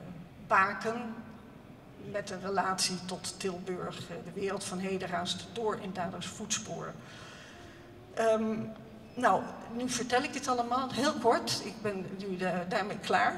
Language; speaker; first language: Dutch; native; Dutch